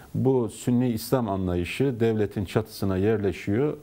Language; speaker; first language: Turkish; native; Turkish